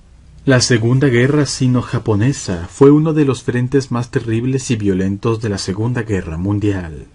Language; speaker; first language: Spanish; native; Spanish